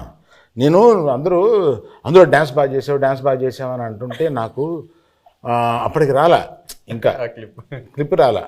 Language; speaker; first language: Telugu; native; Telugu